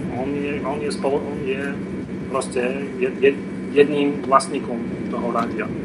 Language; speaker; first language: Slovak; non-native, fluent; Russian